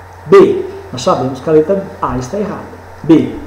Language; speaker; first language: Portuguese; native; Portuguese